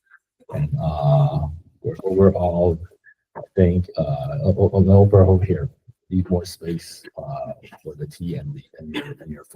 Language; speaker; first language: English; non-native, fluent; Chinese